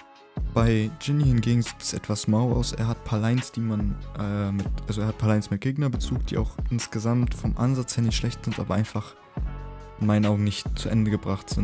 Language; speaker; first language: German; native; German